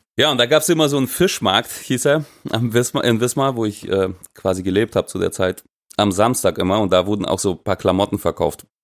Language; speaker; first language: German; non-native, fluent; Russian